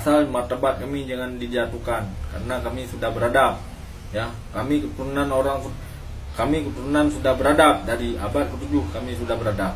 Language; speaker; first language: Indonesian; non-native, local second language; Achinese